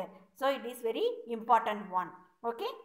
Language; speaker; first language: English; non-native, local second language; Tamil